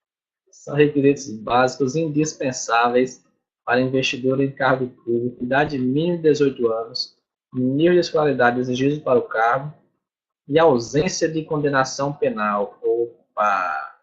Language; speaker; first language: Portuguese; native; Portuguese